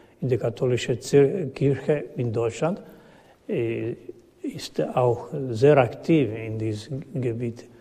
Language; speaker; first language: German; non-native, learner; Croatian